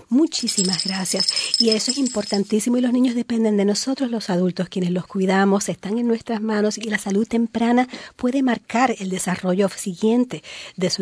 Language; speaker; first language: Spanish; native; Spanish